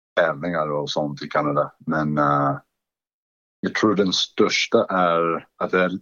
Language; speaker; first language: Swedish; non-native, fluent; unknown